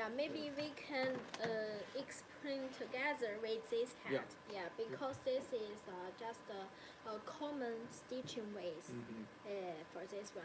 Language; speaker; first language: English; non-native, learner; Chinese